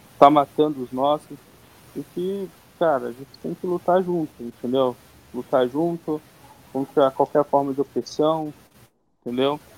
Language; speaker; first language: Portuguese; native; Portuguese